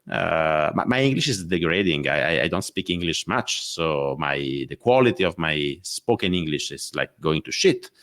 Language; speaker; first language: English; non-native, fluent; Italian